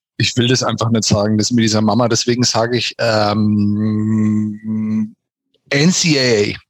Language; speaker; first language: German; native; German